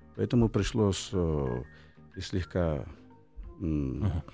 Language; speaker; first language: Russian; non-native, fluent; Portuguese